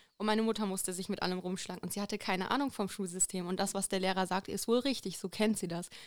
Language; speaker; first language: German; native; German